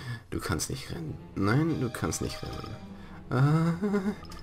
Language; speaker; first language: German; native; German